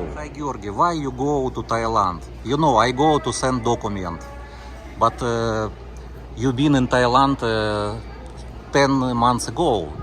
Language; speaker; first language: English; non-native, learner; Russian